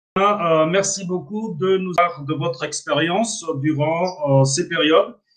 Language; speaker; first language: French; non-native, local second language; Somali